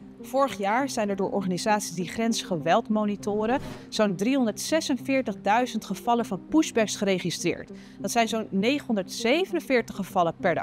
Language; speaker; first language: Dutch; native; Dutch